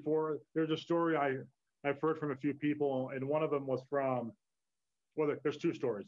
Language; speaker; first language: English; native; English